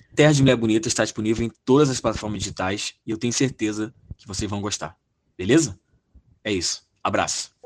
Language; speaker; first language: Portuguese; native; Portuguese